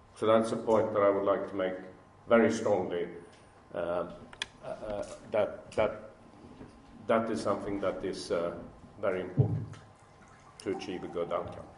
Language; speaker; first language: English; non-native, fluent; Swedish